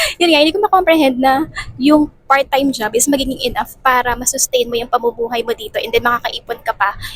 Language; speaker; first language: Filipino; native; Filipino